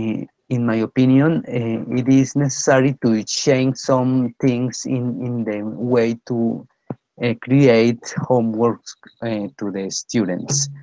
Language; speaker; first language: English; non-native, fluent; Spanish